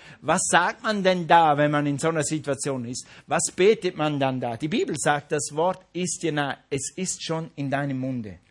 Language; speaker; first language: German; non-native, fluent; English